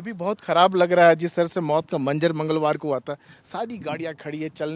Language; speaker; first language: Hindi; native; Hindi